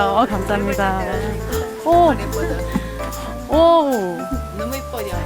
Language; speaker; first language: Korean; non-native, fluent; English